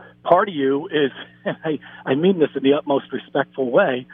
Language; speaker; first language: English; native; English